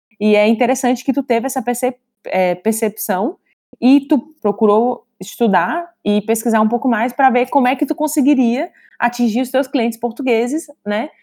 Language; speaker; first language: Portuguese; native; Portuguese